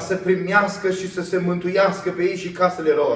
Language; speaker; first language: Romanian; native; Romanian